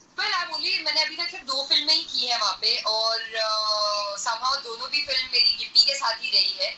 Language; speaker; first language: Hindi; native; Hindi